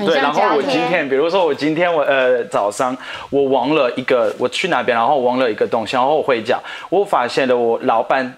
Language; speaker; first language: Chinese; non-native, fluent; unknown